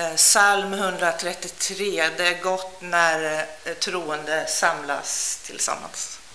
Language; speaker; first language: Swedish; native; Swedish